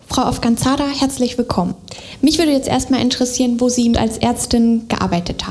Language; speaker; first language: German; native; German